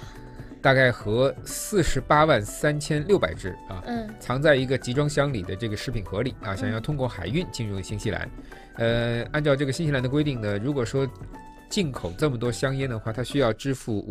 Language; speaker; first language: Chinese; native; Chinese